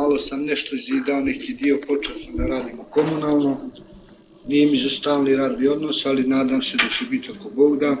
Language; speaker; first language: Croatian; non-native, local second language; Romany